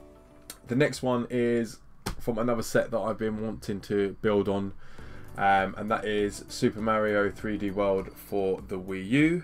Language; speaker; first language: English; native; English